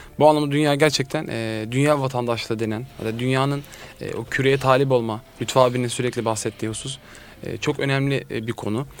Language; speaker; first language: Turkish; native; Turkish